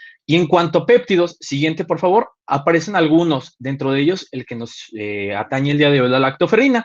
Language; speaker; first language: Spanish; native; Spanish